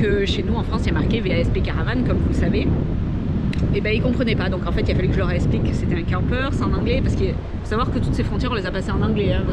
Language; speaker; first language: French; native; French